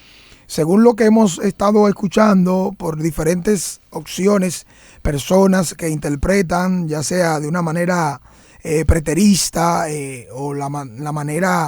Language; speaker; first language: Spanish; native; Spanish